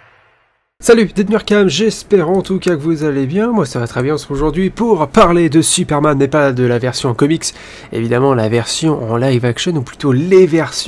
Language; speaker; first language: French; native; French